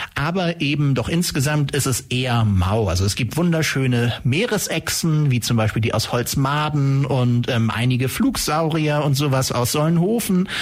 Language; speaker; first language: German; native; German